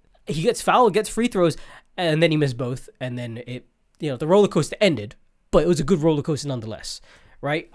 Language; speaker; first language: English; native; English